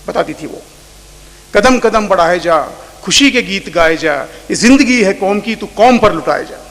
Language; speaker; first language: Hindi; non-native, local second language; Marathi